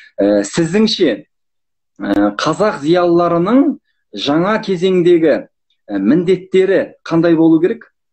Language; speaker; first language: Kazakh; native; Kazakh